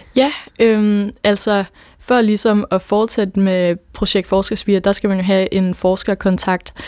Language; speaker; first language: Danish; native; Danish